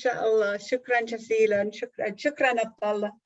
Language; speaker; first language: Arabic; non-native, fluent; English